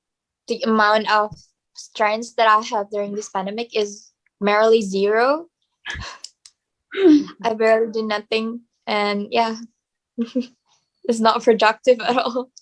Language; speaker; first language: English; non-native, fluent; Indonesian